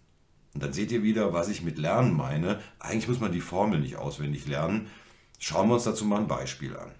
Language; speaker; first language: German; native; German